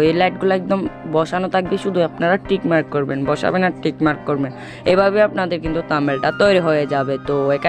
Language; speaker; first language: Bangla; native; Bangla